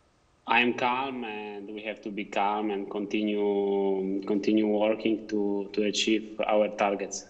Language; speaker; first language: English; non-native, fluent; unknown